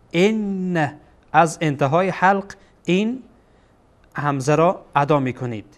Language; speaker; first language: Persian; native; Persian